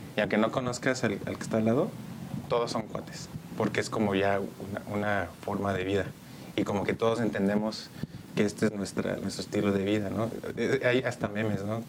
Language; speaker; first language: Spanish; early bilingual, heritage; Spanish